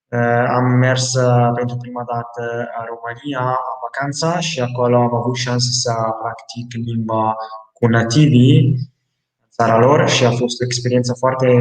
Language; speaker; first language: Romanian; non-native, fluent; Italian